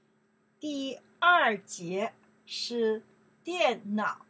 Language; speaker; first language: Chinese; non-native, learner; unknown